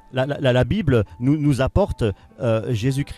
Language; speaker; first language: French; native; French